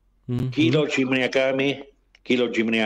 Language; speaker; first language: Polish; non-native, learner; Italian